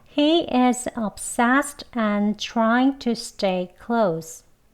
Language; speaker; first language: English; non-native, fluent; Korean